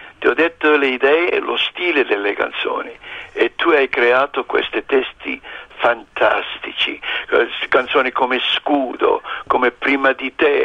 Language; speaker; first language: Italian; early bilingual, heritage; Italian